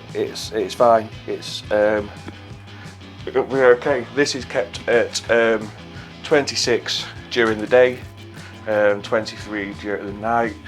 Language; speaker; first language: English; native; English